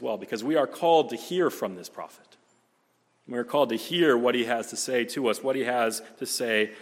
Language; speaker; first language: English; native; English